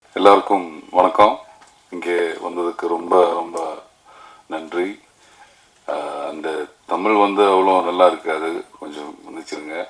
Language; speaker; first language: Tamil; non-native, learner; Malayalam